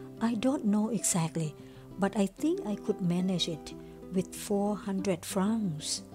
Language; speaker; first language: English; non-native, fluent; Thai